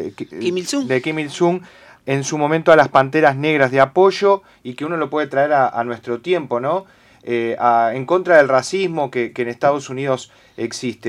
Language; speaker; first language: Spanish; native; Spanish